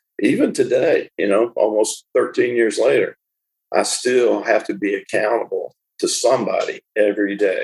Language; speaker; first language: English; native; English